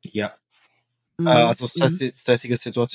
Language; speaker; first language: German; non-native, fluent; Indonesian